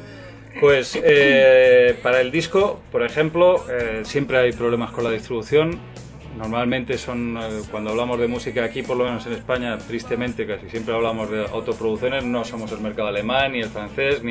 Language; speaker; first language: Spanish; native; Spanish